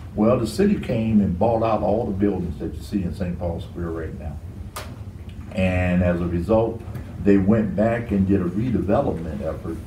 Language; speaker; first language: English; native; English